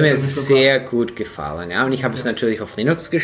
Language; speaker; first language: German; non-native, fluent; English